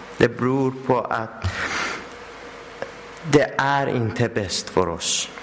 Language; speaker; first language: Swedish; non-native, learner; Persian